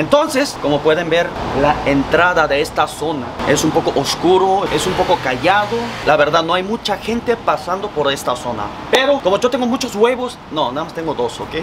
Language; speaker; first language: Spanish; non-native, fluent; Korean